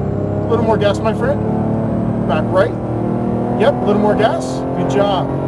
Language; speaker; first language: English; native; English